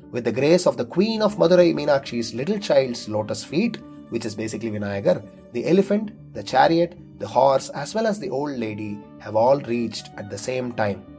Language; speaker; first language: English; non-native, local second language; Tamil